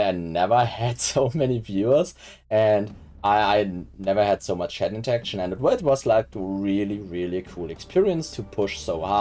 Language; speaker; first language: English; non-native, fluent; German